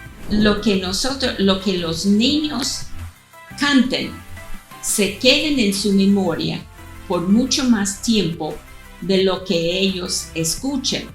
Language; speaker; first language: Spanish; non-native, fluent; English